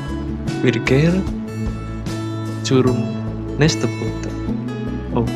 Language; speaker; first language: German; non-native, learner; Indonesian